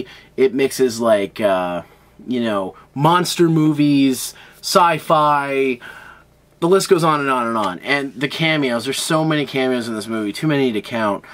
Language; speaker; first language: English; native; English